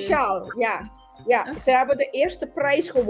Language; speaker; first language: Dutch; non-native, local second language; Papiamento